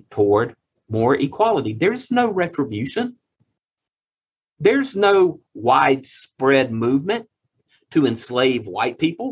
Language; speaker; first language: English; native; English